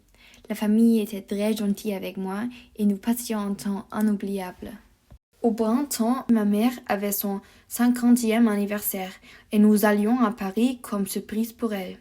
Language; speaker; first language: French; non-native, learner; German